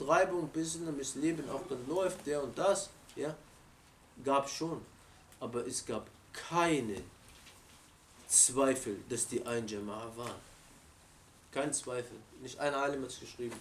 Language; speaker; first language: German; non-native, learner; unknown